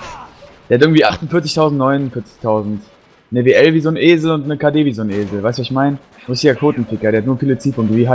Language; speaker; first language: German; native; German